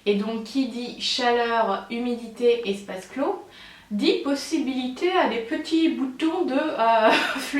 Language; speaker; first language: French; native; French